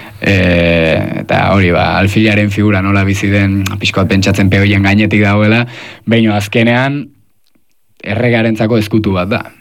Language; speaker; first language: Basque; native; Basque